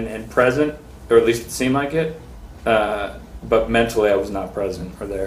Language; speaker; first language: English; native; English